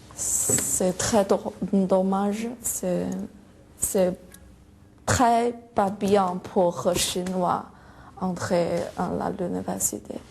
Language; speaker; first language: French; non-native, learner; Chinese